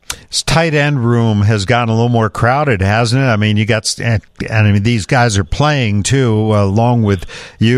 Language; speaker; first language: English; native; English